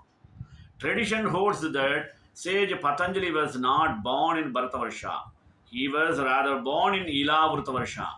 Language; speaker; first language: English; non-native, local second language; Telugu